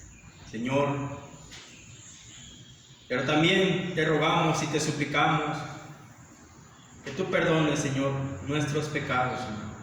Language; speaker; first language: Spanish; native; Spanish